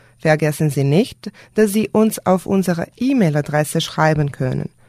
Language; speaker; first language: German; non-native, fluent; Serbian